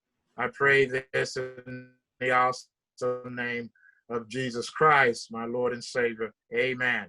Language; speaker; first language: English; native; English